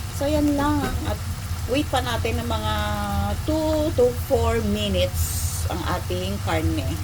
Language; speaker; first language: Filipino; native; Filipino